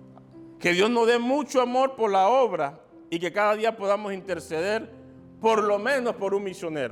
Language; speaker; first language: Spanish; native; Spanish